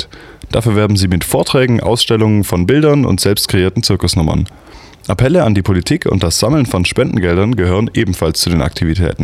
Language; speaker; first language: German; native; German